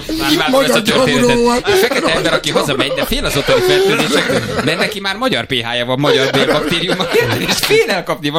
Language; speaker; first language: Hungarian; native; Hungarian